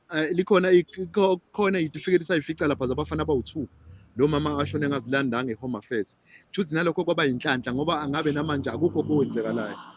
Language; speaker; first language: Zulu; native; Zulu